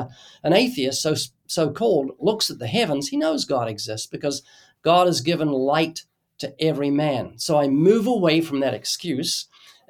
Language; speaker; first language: English; native; English